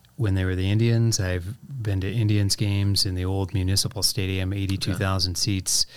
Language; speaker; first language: English; native; English